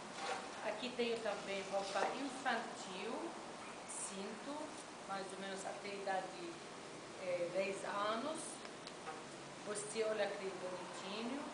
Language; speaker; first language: Portuguese; non-native, fluent; Arabic